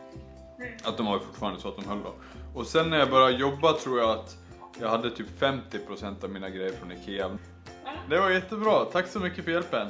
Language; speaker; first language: Swedish; native; Swedish